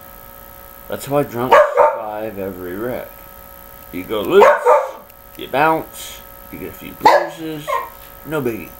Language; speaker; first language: English; native; English